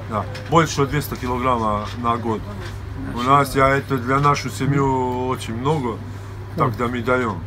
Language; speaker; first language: Russian; non-native, learner; Serbian